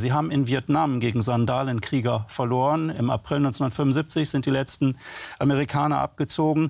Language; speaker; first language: German; native; German